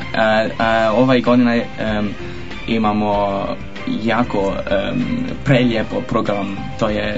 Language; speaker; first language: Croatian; non-native, learner; Dutch